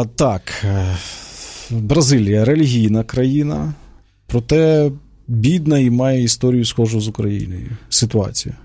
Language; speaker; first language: Ukrainian; native; Ukrainian